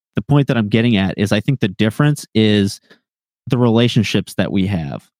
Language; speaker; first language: English; native; English